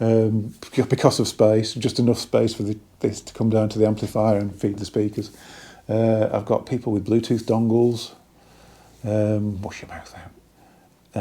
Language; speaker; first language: English; native; English